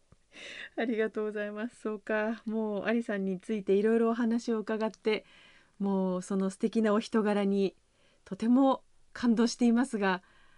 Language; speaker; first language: Japanese; native; Japanese